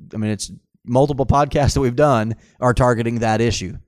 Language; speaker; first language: English; native; English